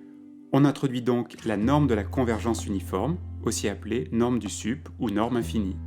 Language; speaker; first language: French; native; French